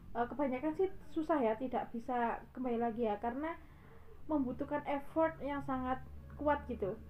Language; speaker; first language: Indonesian; non-native, local second language; Javanese